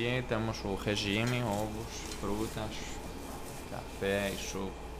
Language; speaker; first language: Portuguese; non-native, learner; Greek